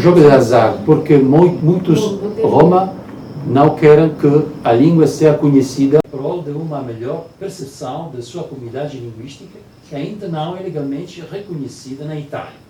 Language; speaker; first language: Portuguese; non-native, learner; Italian